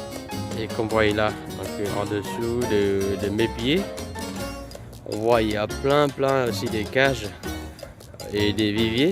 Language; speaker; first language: French; non-native, fluent; Vietnamese